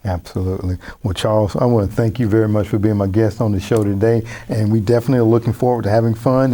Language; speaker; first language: English; native; English